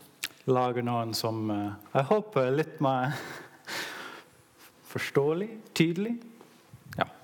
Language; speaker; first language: Norwegian; non-native, learner; English